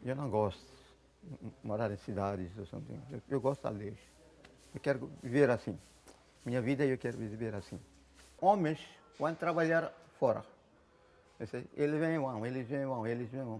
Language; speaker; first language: Portuguese; non-native, local second language; Konkani